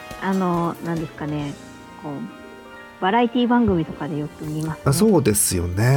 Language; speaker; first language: Japanese; native; Japanese